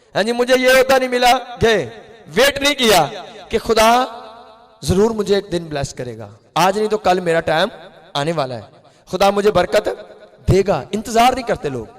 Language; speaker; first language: Urdu; non-native, local second language; Punjabi